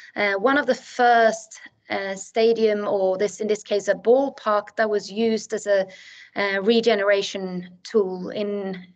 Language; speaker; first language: English; non-native, fluent; Swedish